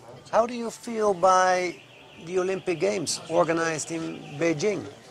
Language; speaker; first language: English; non-native, fluent; Dutch